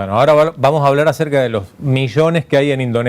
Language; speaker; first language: Spanish; native; Spanish